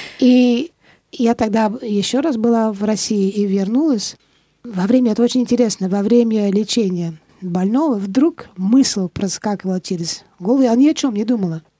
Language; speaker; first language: Russian; non-native, fluent; Dutch